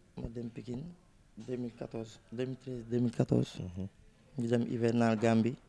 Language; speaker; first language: Wolof; native; Wolof